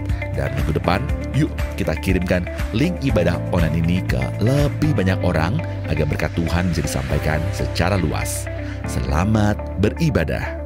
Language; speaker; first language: Indonesian; native; Indonesian